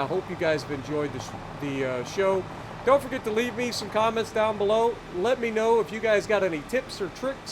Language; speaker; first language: English; native; English